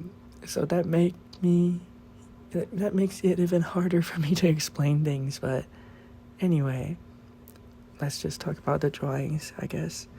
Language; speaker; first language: English; non-native, fluent; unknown